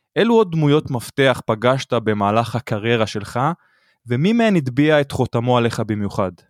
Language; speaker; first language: Hebrew; native; Hebrew